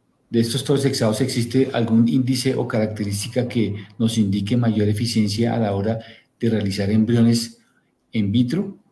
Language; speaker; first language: Spanish; native; Spanish